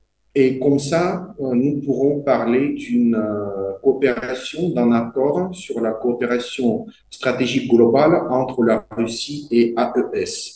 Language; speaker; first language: French; non-native, fluent; Russian